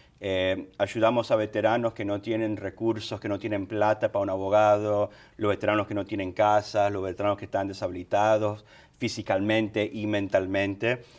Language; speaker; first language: Spanish; early bilingual, other home language; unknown